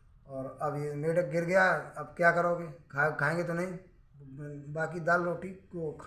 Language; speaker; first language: Hindi; native; Hindi